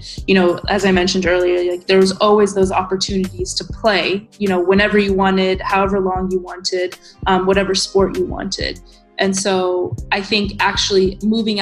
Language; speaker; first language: English; native; English